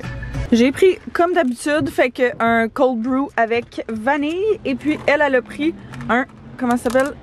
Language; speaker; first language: French; native; French